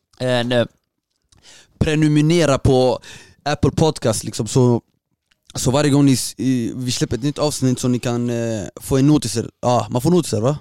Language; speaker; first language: Swedish; early bilingual, other home language; Somali